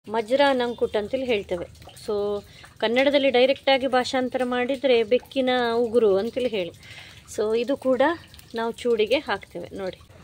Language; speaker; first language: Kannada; non-native, local second language; Konkani